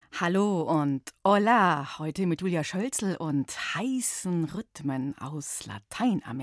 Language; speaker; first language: German; native; German